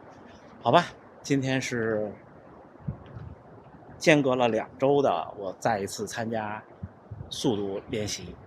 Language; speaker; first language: Chinese; native; Chinese